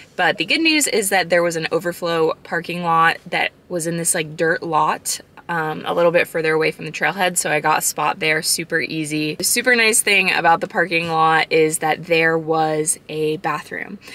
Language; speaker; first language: English; native; English